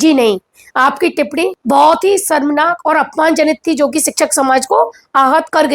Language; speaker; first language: Hindi; native; Hindi